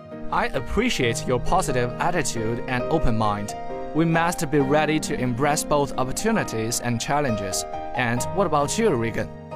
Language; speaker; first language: English; non-native, fluent; Chinese